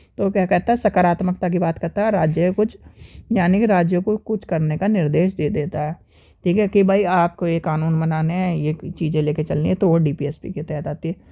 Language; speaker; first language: Hindi; native; Hindi